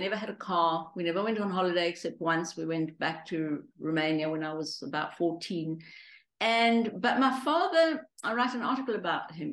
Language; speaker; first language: English; early bilingual, other home language; Greek